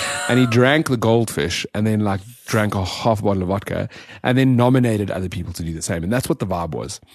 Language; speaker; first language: English; native; English